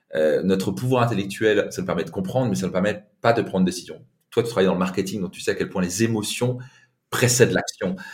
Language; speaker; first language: French; native; French